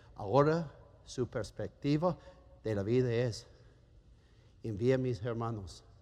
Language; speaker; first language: Spanish; non-native, fluent; German